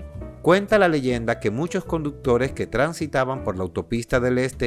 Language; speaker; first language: Spanish; native; Spanish